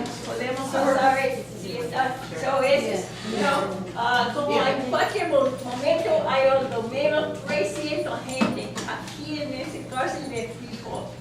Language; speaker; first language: Spanish; non-native, learner; English